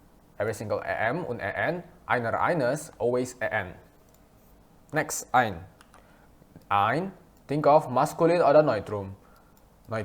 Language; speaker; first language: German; non-native, fluent; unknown